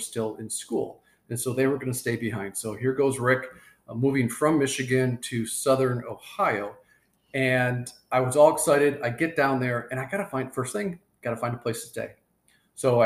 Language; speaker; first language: English; native; English